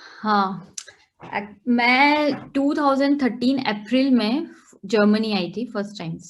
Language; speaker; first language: Hindi; non-native, local second language; Gujarati